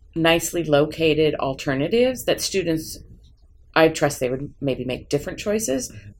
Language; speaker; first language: English; native; English